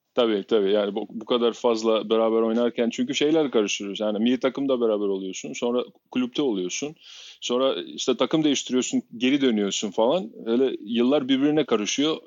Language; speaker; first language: Turkish; non-native, fluent; Albanian